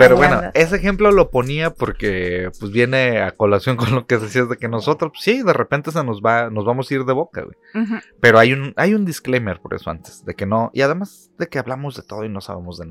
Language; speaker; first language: Spanish; native; Spanish